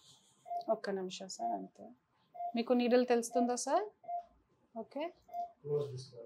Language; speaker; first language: Telugu; non-native, fluent; Hindi